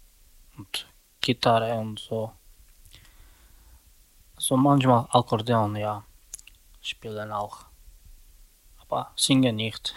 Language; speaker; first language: German; non-native, learner; Slovak